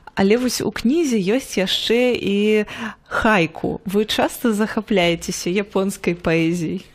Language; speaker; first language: Belarusian; native; Belarusian